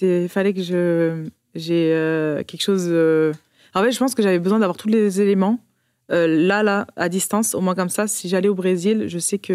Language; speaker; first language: French; early bilingual, other home language; Portuguese